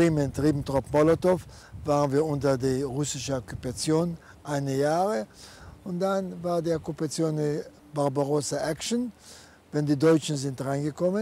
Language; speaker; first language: German; non-native, fluent; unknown